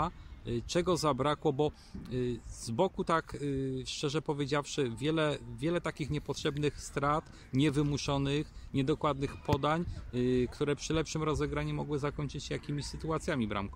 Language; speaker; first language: Polish; native; Polish